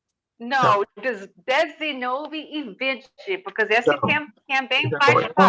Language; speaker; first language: Portuguese; non-native, learner; English